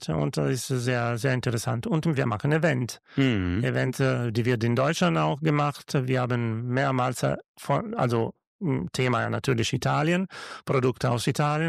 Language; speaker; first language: German; non-native, learner; Italian